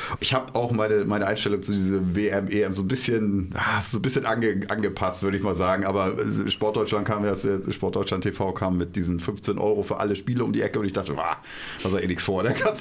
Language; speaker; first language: German; native; German